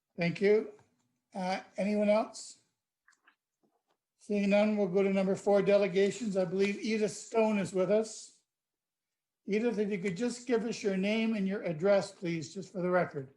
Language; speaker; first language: English; native; English